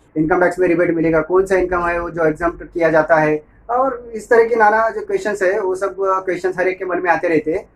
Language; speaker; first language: Hindi; non-native, local second language; Marathi